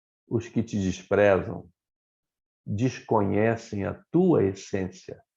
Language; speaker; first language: Portuguese; native; Portuguese